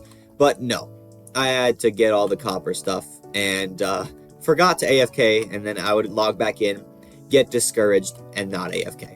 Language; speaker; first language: English; native; English